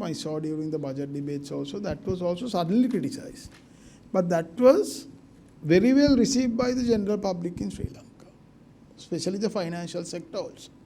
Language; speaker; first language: English; non-native, local second language; Sinhala